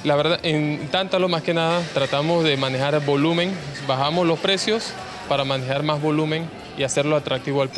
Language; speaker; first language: Portuguese; non-native, learner; Spanish